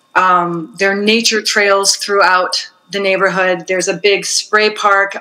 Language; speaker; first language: English; native; English